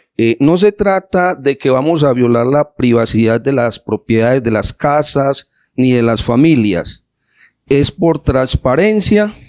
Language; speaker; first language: Spanish; native; Spanish